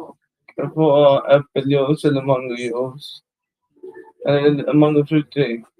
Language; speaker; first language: Swedish; early bilingual, other home language; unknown